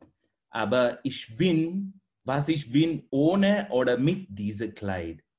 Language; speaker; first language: German; non-native, fluent; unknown